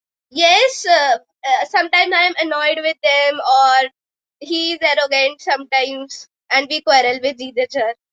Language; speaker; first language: English; non-native, local second language; Hindi